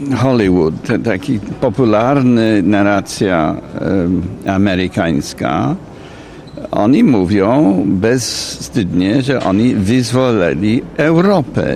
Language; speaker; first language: Polish; non-native, fluent; English